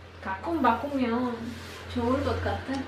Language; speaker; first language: Korean; non-native, learner; Spanish